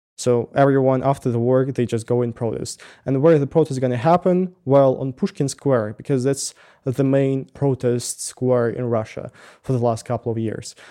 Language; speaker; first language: English; non-native, fluent; Russian